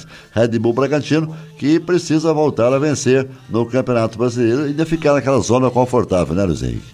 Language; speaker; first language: Portuguese; native; Portuguese